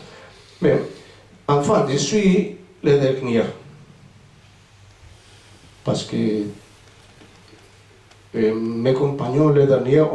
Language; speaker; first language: French; non-native, fluent; Spanish